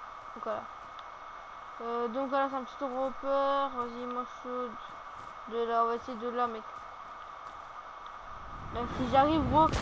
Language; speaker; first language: French; native; French